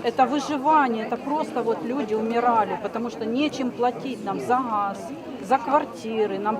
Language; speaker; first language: Russian; native; Russian